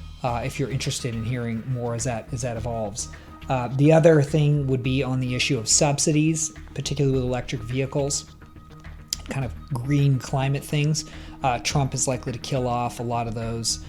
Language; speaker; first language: English; native; English